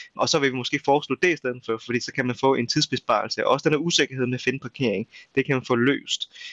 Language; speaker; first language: Danish; early bilingual, other home language; Vietnamese